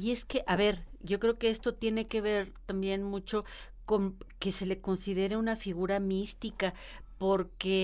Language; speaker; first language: Spanish; native; Spanish